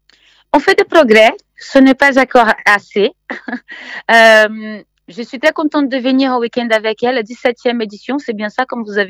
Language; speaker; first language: French; non-native, fluent; Portuguese